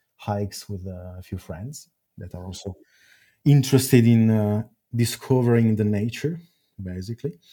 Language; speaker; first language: English; non-native, fluent; Italian